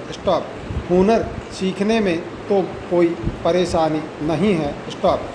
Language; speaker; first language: Hindi; native; Hindi